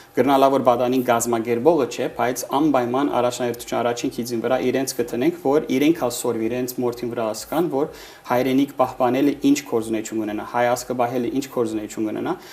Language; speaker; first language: Armenian; early bilingual, heritage; Armenian